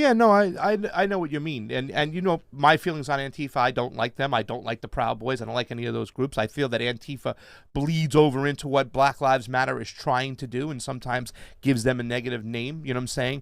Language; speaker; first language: English; native; English